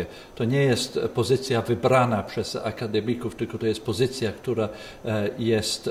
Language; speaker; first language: Polish; early bilingual, heritage; Polish